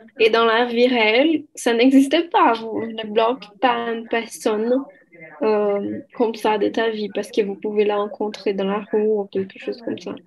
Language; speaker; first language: French; non-native, learner; Portuguese